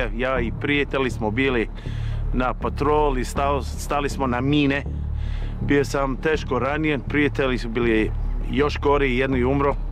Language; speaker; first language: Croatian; non-native, fluent; English